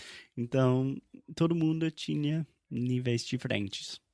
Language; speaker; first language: Portuguese; non-native, fluent; English